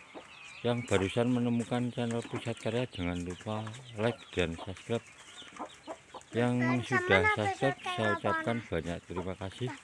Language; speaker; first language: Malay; non-native, local second language; Javanese